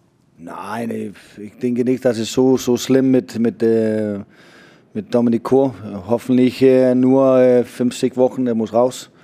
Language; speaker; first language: German; non-native, fluent; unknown